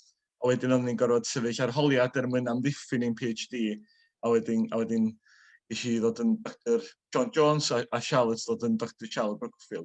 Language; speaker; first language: Welsh; native; Welsh